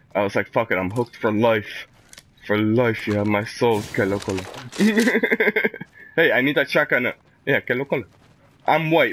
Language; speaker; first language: English; native; English